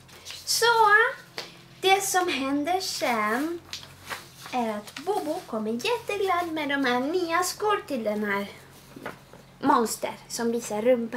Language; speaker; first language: Swedish; non-native, fluent; Spanish